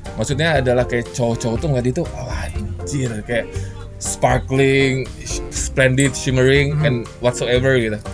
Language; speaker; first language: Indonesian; native; Indonesian